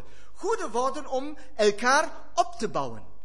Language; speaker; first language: Dutch; non-native, fluent; German